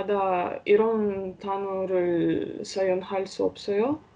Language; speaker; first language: Korean; non-native, learner; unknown